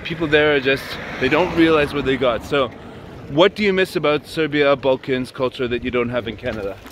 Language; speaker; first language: English; native; English